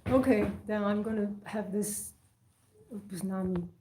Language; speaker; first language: English; non-native, fluent; Chinese